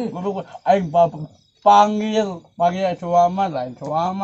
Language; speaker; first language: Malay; non-native, local second language; Sundanese